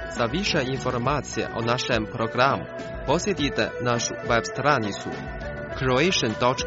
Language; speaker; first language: Croatian; non-native, fluent; Chinese